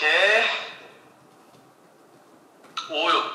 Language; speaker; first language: Korean; non-native, learner; Chinese